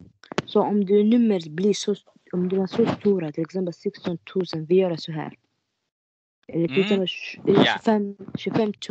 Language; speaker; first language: Swedish; non-native, learner; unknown